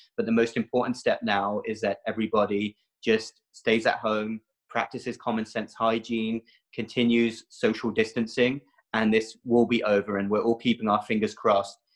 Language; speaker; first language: English; native; English